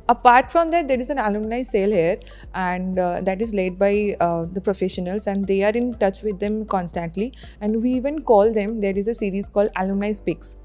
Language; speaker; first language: English; non-native, local second language; Bangla